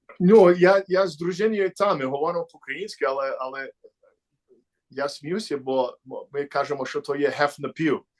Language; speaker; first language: Ukrainian; early bilingual, heritage; Ukrainian